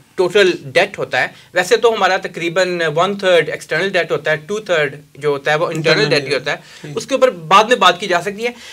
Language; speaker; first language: Urdu; native; Urdu